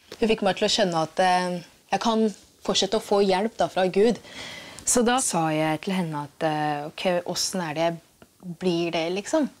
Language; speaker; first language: Norwegian; early bilingual, other home language; Kikuyu